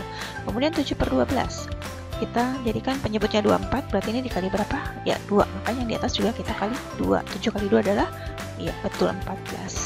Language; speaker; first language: Indonesian; native; Indonesian